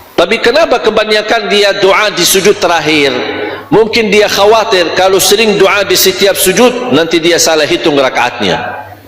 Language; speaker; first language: Malay; non-native, fluent; Arabic